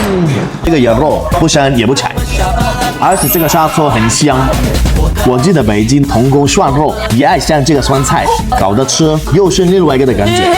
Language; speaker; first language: Chinese; non-native, learner; Korean